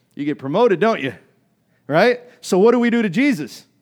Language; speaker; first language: English; native; English